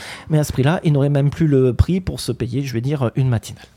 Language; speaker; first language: French; native; French